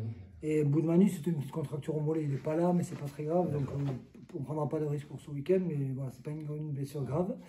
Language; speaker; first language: French; native; French